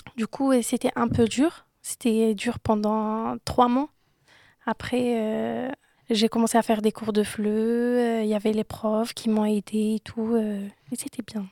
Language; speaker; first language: French; non-native, local second language; Arabic